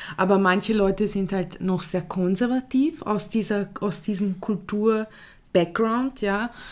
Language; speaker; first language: German; early bilingual, other home language; Croatian